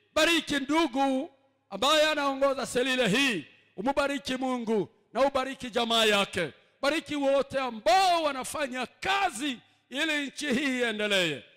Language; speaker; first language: Swahili; non-native, local second language; Kinyarwanda